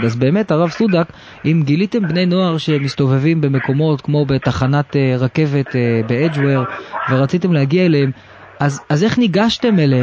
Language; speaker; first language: Hebrew; native; Hebrew